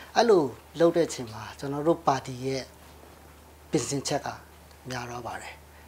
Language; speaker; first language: Burmese; non-native, local second language; Shan